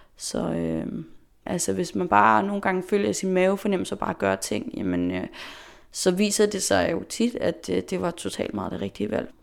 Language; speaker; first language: Danish; non-native, local second language; Faroese